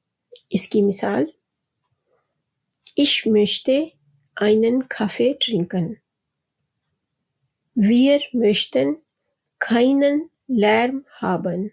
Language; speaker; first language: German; non-native, fluent; Urdu